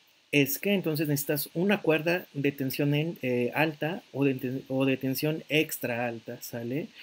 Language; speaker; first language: Spanish; native; Spanish